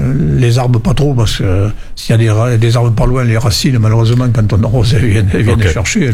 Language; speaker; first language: French; native; French